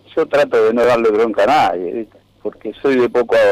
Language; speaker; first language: Spanish; native; Spanish